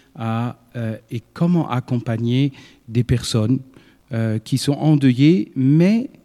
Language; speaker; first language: French; native; French